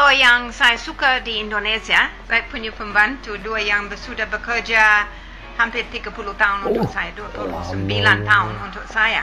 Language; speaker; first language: Indonesian; non-native, fluent; English